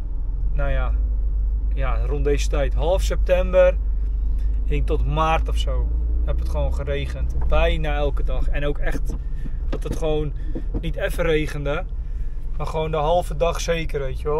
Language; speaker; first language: Dutch; native; Dutch